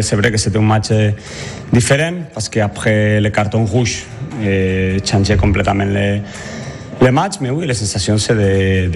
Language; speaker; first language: French; non-native, learner; Spanish